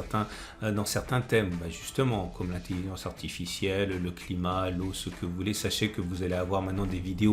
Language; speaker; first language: French; native; French